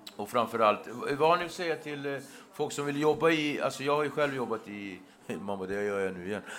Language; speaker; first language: Swedish; native; Swedish